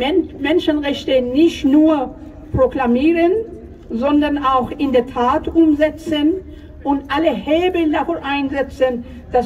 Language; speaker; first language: German; non-native, fluent; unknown